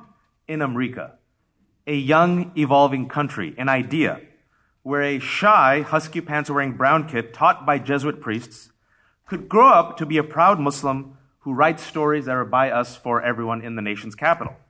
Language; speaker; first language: English; early bilingual, other home language; Urdu